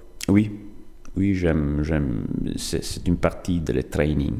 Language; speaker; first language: French; non-native, fluent; Italian